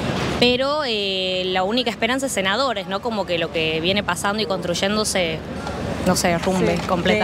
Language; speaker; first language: Spanish; native; Spanish